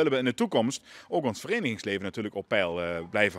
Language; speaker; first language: Dutch; native; Dutch